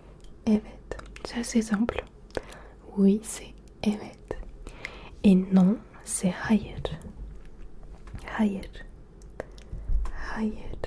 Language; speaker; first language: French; early bilingual, other home language; Turkish